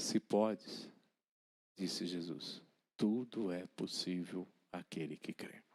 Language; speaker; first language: Portuguese; native; Portuguese